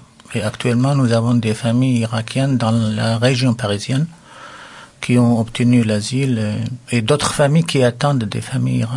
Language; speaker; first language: French; non-native, local second language; Arabic